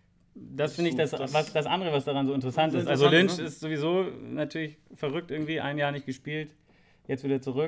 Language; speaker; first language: German; native; German